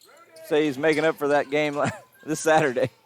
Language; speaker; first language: English; native; English